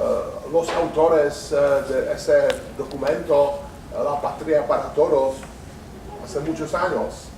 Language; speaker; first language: Spanish; non-native, learner; Czech